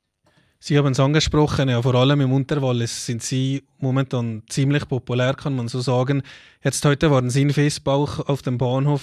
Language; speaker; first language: German; native; German